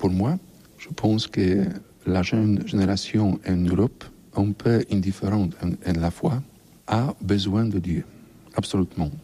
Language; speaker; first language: French; non-native, learner; Polish